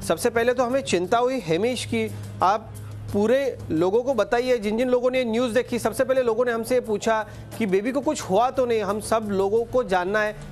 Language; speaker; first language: Hindi; non-native, local second language; Marathi